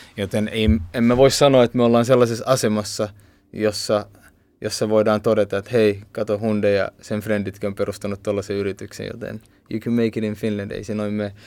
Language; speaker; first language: Finnish; early bilingual, other home language; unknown